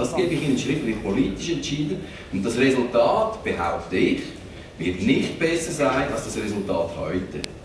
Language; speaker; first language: German; native; German